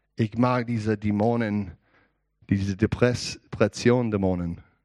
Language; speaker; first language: German; non-native, learner; English